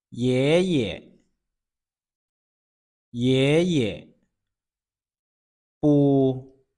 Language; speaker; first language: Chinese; non-native, fluent; Lao